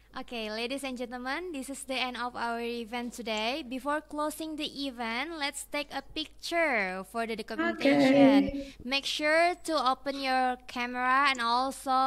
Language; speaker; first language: English; non-native, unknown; Indonesian